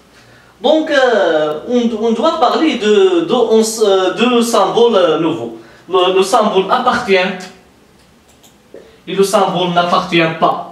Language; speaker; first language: French; non-native, local second language; Arabic